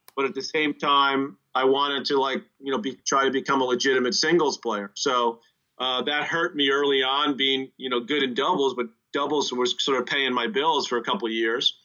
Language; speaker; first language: English; native; English